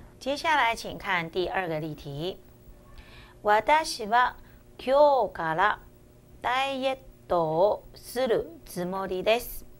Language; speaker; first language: Japanese; non-native, fluent; Chinese